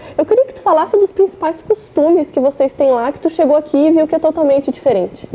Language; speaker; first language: Portuguese; native; Portuguese